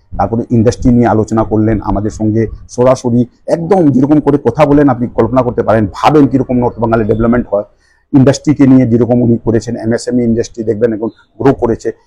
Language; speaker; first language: Bangla; non-native, local second language; Hindi